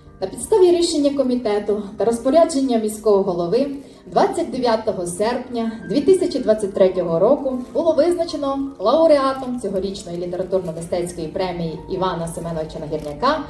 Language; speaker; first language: Ukrainian; native; Ukrainian